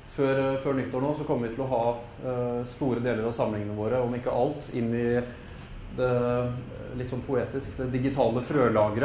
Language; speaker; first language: Norwegian; native; Norwegian